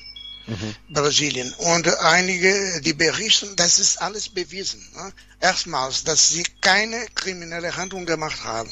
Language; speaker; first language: German; non-native, fluent; Portuguese